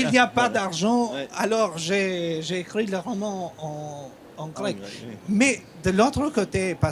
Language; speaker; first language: French; non-native, fluent; Albanian